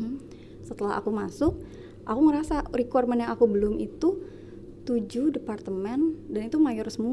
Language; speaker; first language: Indonesian; native; Indonesian